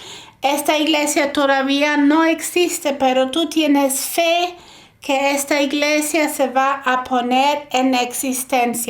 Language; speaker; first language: Spanish; non-native, fluent; German